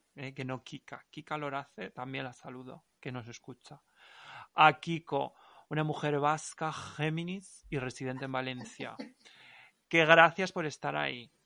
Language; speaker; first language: Spanish; non-native, local second language; Catalan